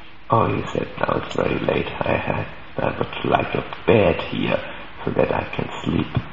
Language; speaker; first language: English; non-native, fluent; German